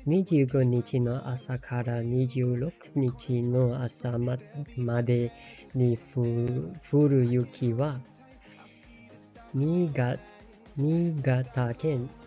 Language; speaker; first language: Japanese; non-native, learner; English